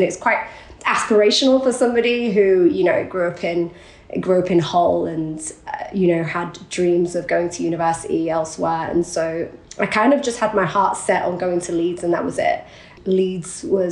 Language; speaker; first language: English; native; English